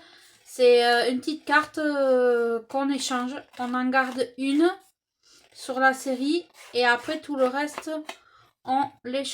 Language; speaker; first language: French; native; French